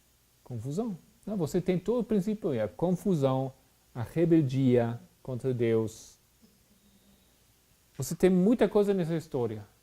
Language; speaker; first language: Portuguese; non-native, fluent; Spanish